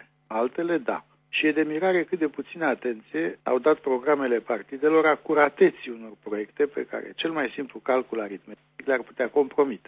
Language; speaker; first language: Romanian; native; Romanian